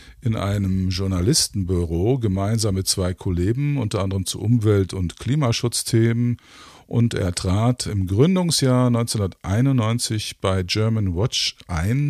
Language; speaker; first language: German; native; German